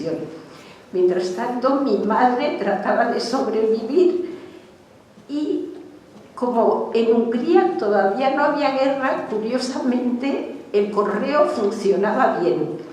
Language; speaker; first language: Spanish; early bilingual, other home language; Hungarian